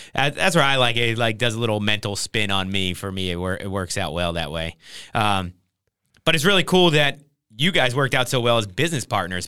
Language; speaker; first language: English; native; English